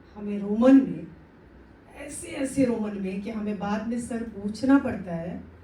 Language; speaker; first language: Hindi; native; Hindi